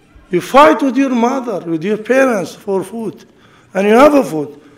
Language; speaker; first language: English; non-native, learner; Arabic